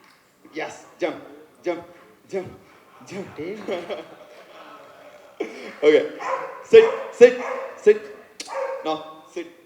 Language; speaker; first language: Tamil; non-native, learner; Kannada